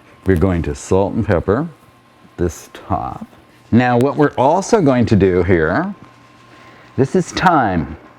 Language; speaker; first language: English; native; English